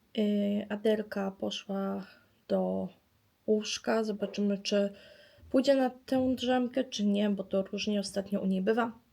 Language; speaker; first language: Polish; native; Polish